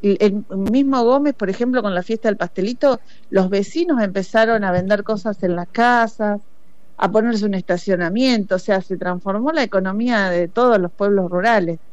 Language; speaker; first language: Spanish; native; Spanish